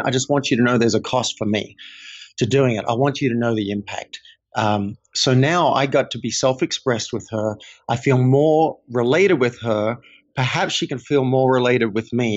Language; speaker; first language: English; native; English